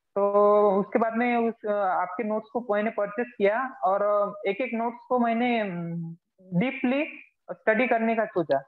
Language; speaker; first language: Hindi; non-native, local second language; Marathi